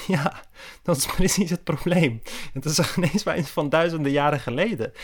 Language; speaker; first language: Dutch; early bilingual, other home language; Turkish